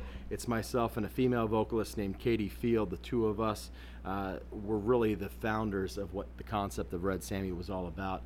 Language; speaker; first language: English; native; English